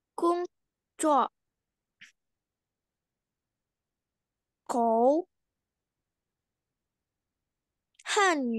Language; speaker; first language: Chinese; non-native, learner; Indonesian